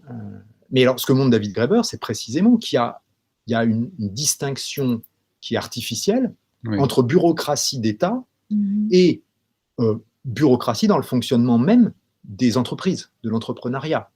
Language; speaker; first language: French; native; French